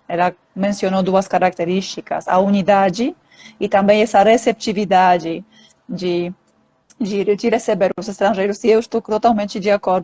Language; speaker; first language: Portuguese; non-native, fluent; Polish